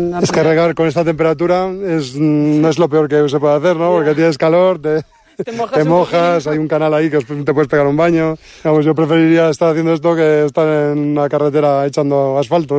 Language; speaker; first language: Spanish; native; Spanish